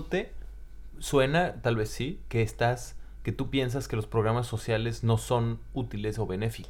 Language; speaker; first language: Spanish; native; Spanish